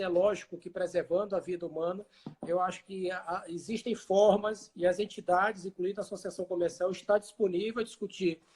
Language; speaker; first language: Portuguese; native; Portuguese